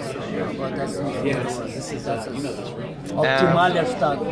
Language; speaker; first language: German; non-native, learner; Ukrainian